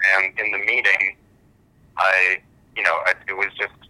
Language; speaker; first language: English; early bilingual, other home language; German